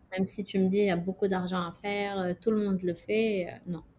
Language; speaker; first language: French; non-native, local second language; Arabic